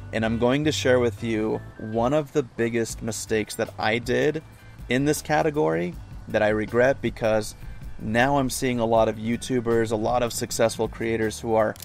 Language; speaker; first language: English; native; English